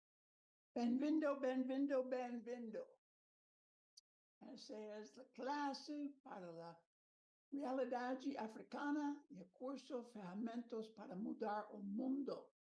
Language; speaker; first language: Portuguese; non-native, learner; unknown